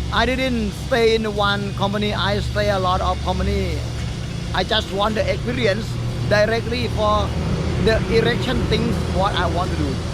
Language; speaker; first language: English; non-native, learner; Thai